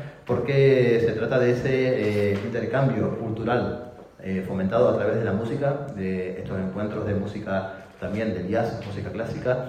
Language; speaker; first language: Spanish; native; Spanish